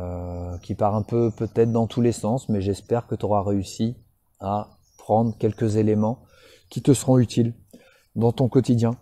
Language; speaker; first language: French; native; French